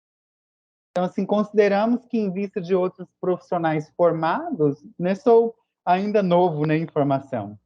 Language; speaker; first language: Portuguese; native; Portuguese